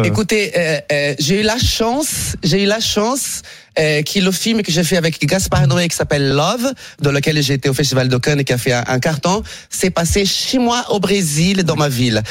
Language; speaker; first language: French; non-native, fluent; Portuguese